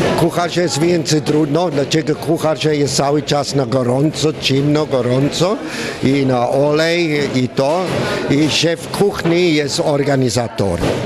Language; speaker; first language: Polish; non-native, learner; Slovenian